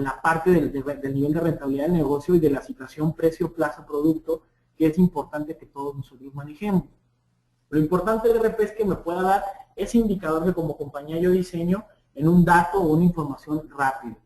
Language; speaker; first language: Spanish; native; Spanish